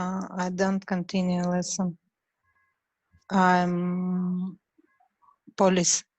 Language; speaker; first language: English; non-native, learner; Russian